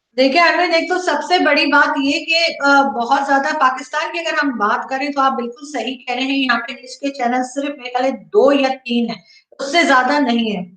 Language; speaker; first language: Urdu; native; Urdu